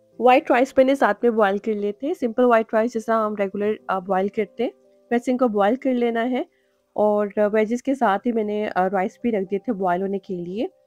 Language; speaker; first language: Urdu; native; Urdu